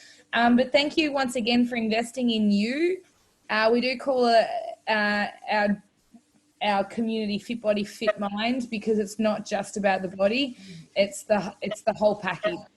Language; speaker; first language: English; native; English